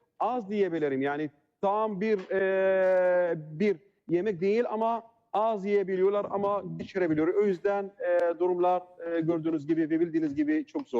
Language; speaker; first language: Turkish; non-native, learner; Arabic